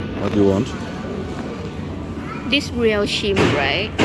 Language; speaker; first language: English; non-native, learner; Thai